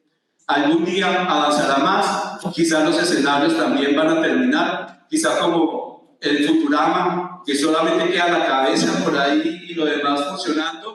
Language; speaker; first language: Spanish; native; Spanish